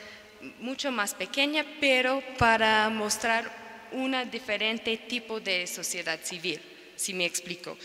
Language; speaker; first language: Spanish; non-native, fluent; English